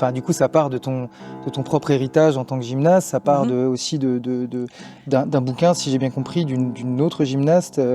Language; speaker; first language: French; native; French